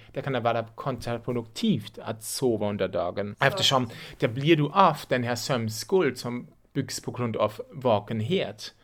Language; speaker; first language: Swedish; non-native, fluent; German